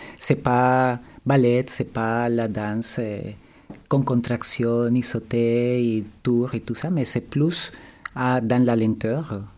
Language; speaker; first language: French; non-native, learner; Spanish